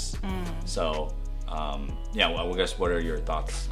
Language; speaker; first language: English; native; English